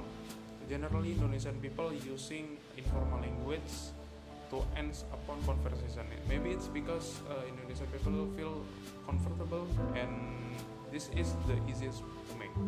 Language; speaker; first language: English; non-native, learner; Indonesian